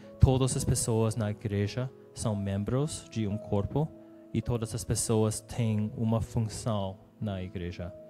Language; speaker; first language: Portuguese; non-native, learner; English